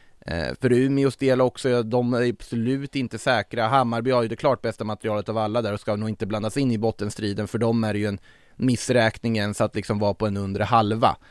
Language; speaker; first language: Swedish; native; Swedish